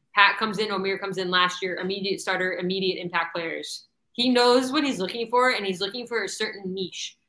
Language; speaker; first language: English; native; English